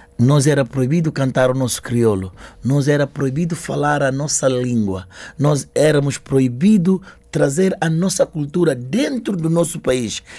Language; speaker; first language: Portuguese; non-native, local second language; Upper Guinea Crioulo